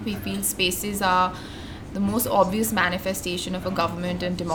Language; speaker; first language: English; non-native, local second language; Hindi